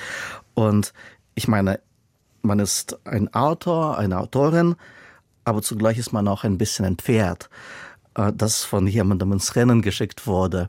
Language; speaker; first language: German; non-native, fluent; Russian